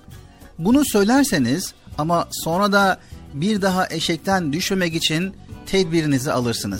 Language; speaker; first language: Turkish; native; Turkish